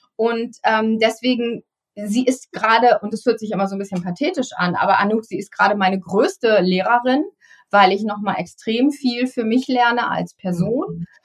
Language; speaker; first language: German; native; German